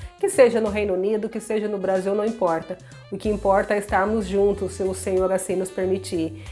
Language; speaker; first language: Portuguese; native; Portuguese